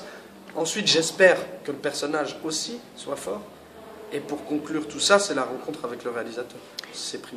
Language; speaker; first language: French; native; French